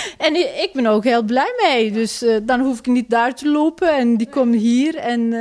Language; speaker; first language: Dutch; non-native, learner; Turkish